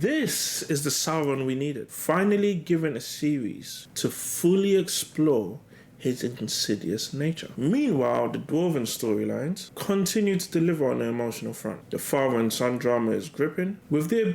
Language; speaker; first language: English; native; English